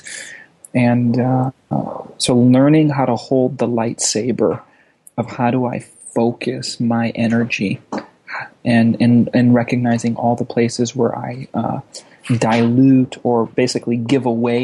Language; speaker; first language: English; native; English